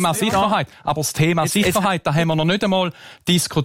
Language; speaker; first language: German; native; German